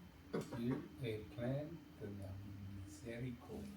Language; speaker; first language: French; non-native, learner; English